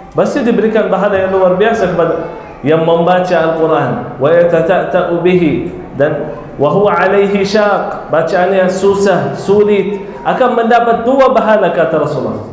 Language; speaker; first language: Malay; non-native, fluent; Arabic